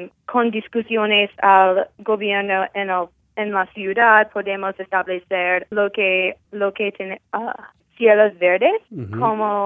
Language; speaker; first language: Spanish; non-native, learner; English